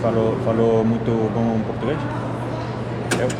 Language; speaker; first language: Portuguese; non-native, learner; Spanish